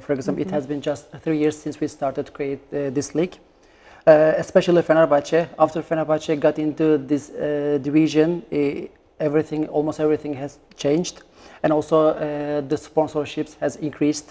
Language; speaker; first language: English; non-native, fluent; Turkish